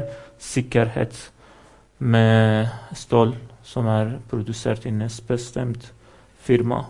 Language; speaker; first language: Norwegian; non-native, fluent; Persian